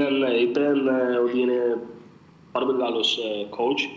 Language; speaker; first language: Greek; early bilingual, other home language; English